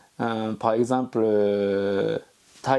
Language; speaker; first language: French; non-native, learner; Japanese